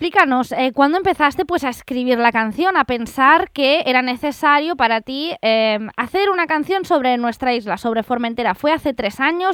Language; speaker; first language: Spanish; non-native, local second language; Catalan